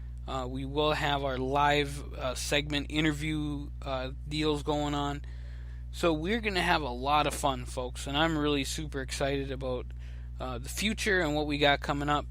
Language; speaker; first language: English; native; English